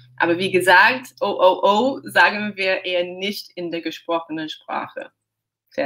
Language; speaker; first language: German; non-native, fluent; English